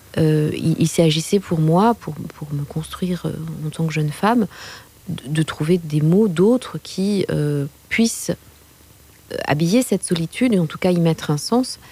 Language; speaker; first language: French; non-native, local second language; Kinyarwanda